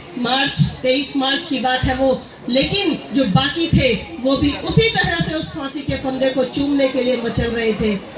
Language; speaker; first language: Hindi; native; Hindi